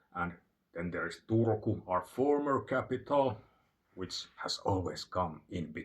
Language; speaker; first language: English; non-native, fluent; Finnish